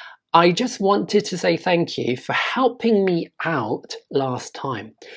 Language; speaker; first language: English; non-native, fluent; Korean